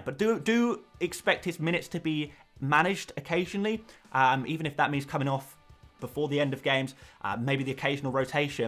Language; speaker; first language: English; native; English